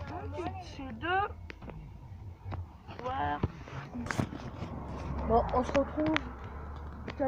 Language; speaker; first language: French; native; French